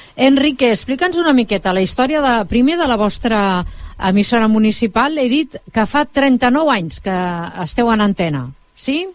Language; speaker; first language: Catalan; native; Catalan